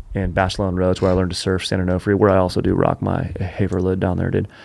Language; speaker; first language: English; native; English